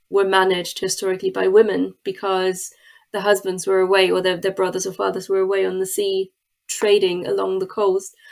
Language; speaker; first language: English; non-native, fluent; German